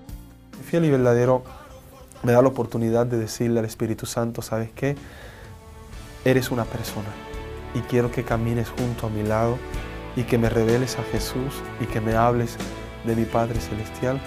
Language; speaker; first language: Spanish; native; Spanish